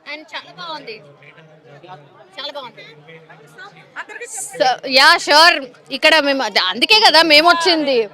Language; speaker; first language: Telugu; native; Telugu